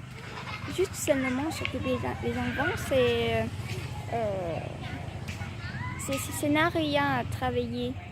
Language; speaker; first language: French; non-native, learner; Vietnamese